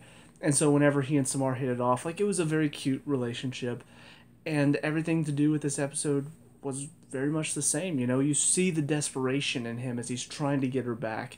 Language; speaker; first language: English; native; English